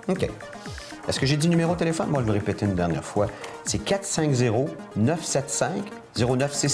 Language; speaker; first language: French; native; French